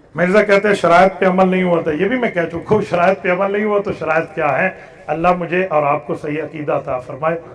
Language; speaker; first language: Urdu; non-native, local second language; Saraiki